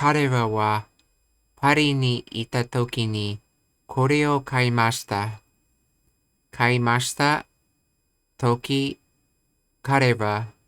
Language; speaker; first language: Japanese; non-native, learner; English